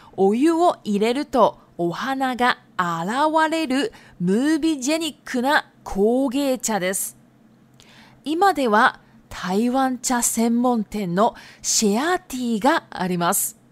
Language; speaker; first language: Japanese; non-native, fluent; Chinese